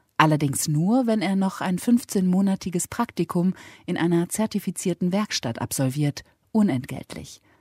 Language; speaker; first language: German; native; German